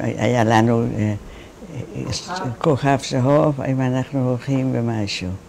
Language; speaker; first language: Hebrew; non-native, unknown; Dutch